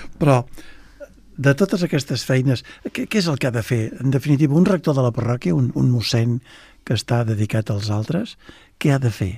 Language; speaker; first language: Catalan; native; Catalan